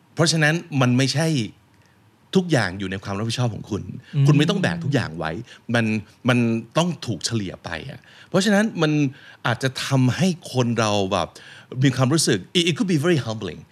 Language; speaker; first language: Thai; native; Thai